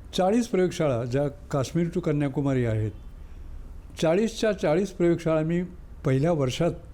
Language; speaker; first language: Marathi; native; Marathi